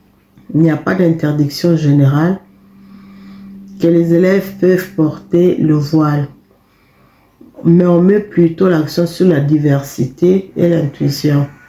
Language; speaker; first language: French; non-native, fluent; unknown